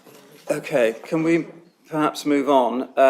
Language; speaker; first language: English; native; English